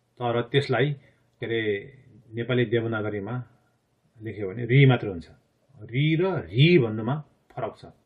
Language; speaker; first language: Nepali; non-native, local second language; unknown